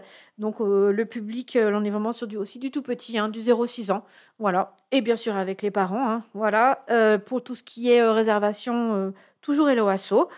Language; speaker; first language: French; native; French